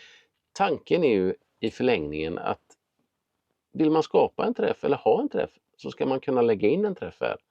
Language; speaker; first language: Swedish; native; Swedish